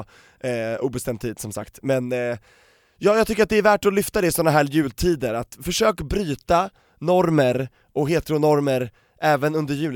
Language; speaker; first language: Swedish; native; Swedish